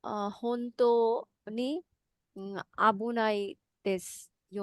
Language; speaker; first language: Japanese; non-native, learner; Bangla